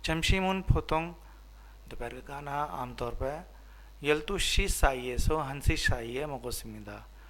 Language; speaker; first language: Korean; non-native, local second language; Hindi